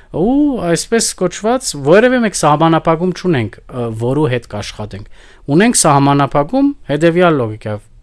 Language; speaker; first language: Armenian; early bilingual, heritage; Armenian